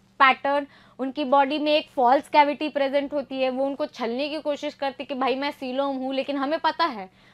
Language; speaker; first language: Hindi; native; Hindi